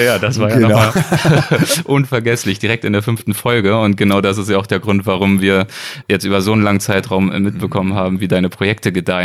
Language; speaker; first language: German; native; German